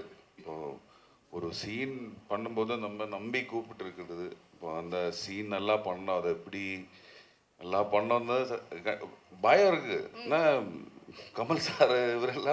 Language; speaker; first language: Tamil; native; Tamil